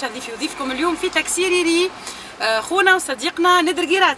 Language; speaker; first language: Arabic; native; Arabic